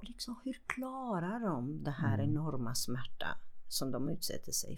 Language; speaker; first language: Swedish; non-native, fluent; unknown